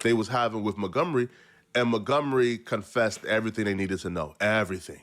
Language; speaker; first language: English; native; English